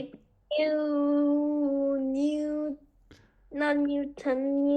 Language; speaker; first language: English; non-native, learner; Korean